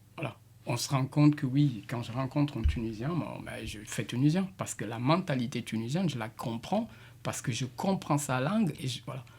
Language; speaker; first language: French; non-native, local second language; Jola-Fonyi